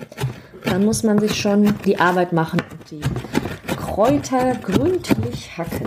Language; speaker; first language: German; native; German